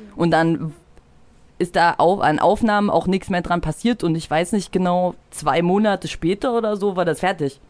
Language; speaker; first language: German; native; German